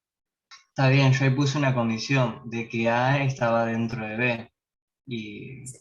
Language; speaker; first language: Spanish; native; Spanish